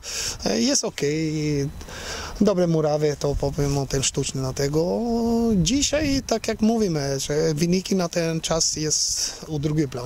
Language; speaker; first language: Polish; non-native, learner; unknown